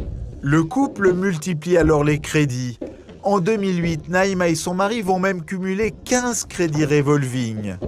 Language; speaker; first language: French; native; French